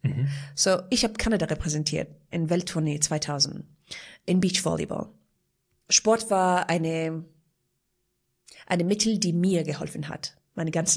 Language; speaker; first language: German; non-native, fluent; Persian